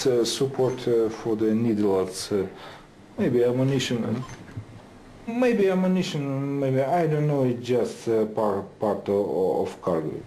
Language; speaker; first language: English; non-native, learner; Russian